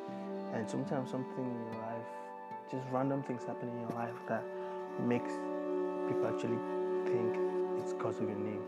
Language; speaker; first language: English; non-native, local second language; Igbo